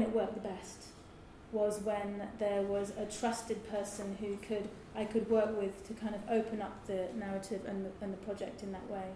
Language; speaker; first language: English; native; English